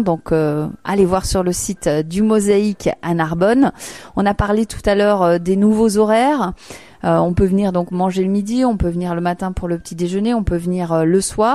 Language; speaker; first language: French; native; French